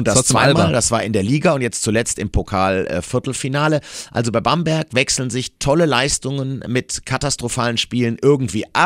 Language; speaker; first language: German; native; German